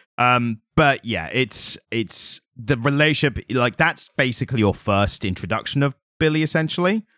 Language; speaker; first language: English; native; English